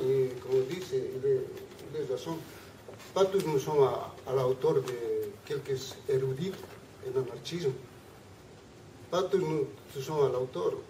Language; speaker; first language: French; non-native, learner; Spanish